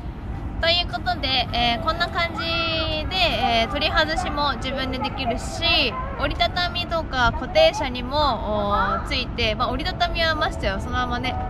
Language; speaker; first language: Japanese; native; Japanese